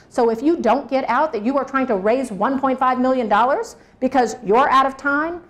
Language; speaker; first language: English; native; English